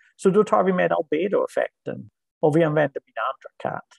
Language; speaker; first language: Swedish; non-native, fluent; English